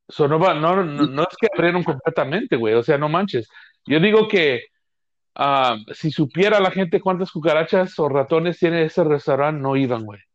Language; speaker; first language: Spanish; early bilingual, heritage; Spanish